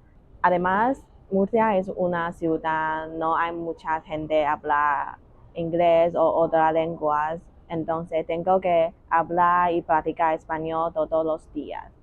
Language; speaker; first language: Spanish; non-native, learner; Chinese